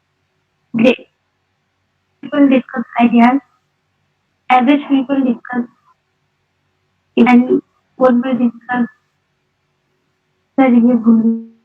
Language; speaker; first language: English; non-native, learner; Hindi